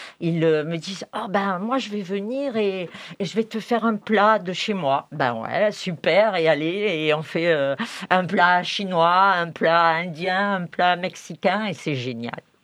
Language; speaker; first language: French; native; French